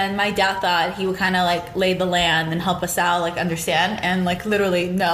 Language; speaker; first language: English; non-native, fluent; Russian